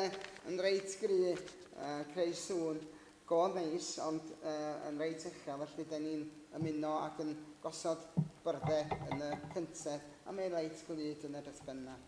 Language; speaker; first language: Welsh; native; Welsh